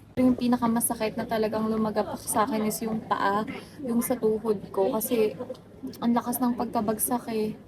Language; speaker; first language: Filipino; native; Filipino